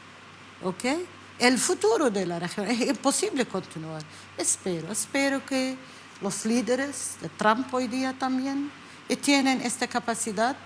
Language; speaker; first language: Spanish; non-native, learner; Arabic